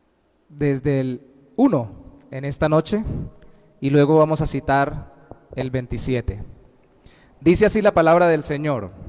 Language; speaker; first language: Spanish; native; Spanish